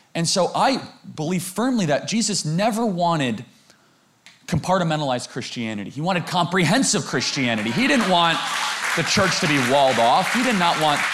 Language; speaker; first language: English; native; English